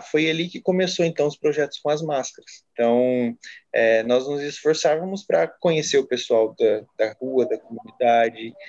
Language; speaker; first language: Portuguese; native; Portuguese